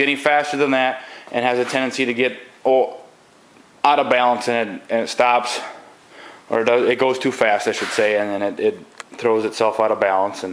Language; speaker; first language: English; native; English